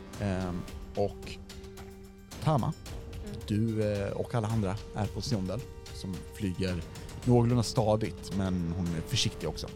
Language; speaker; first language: Swedish; native; Swedish